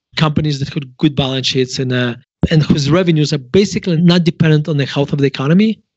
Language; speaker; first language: English; non-native, fluent; Russian